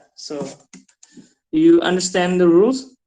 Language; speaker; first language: English; non-native, fluent; Indonesian